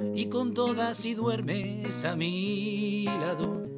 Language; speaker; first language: Spanish; native; Spanish